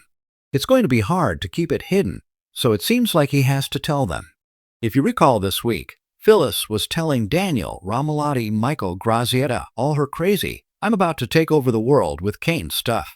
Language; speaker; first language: English; native; English